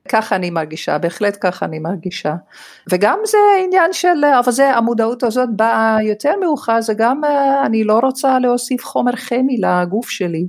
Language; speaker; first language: Hebrew; non-native, fluent; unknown